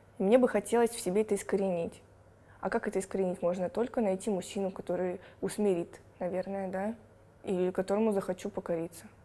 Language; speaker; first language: Russian; native; Russian